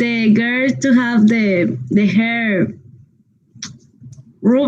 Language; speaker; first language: English; non-native, learner; Spanish